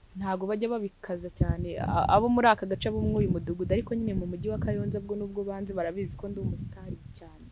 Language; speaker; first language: Kinyarwanda; native; Kinyarwanda